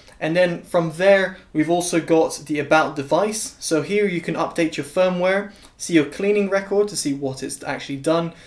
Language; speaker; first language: English; native; English